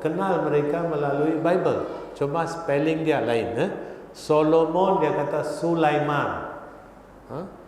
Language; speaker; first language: Malay; non-native, local second language; Tamil